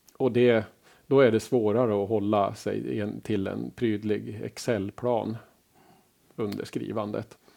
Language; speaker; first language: Swedish; native; Swedish